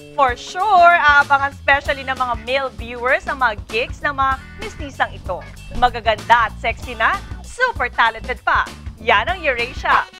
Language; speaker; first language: Filipino; native; Filipino